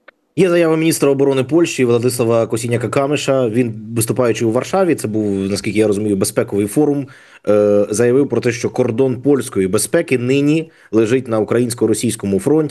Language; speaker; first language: Ukrainian; native; Ukrainian